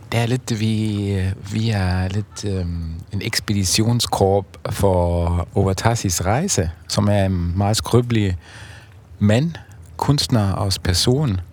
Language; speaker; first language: Danish; non-native, fluent; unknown